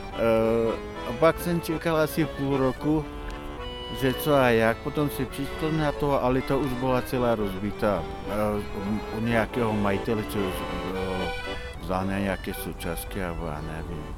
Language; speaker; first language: Czech; non-native, local second language; Slovak